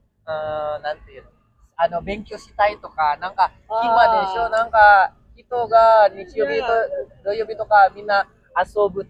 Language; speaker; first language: Japanese; non-native, learner; Indonesian